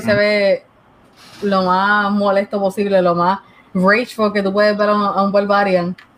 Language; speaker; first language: Spanish; native; Spanish